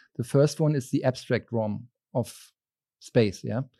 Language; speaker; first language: English; non-native, fluent; German